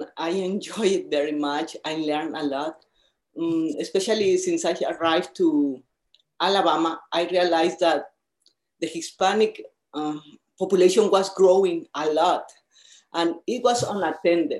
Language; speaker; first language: English; non-native, fluent; Spanish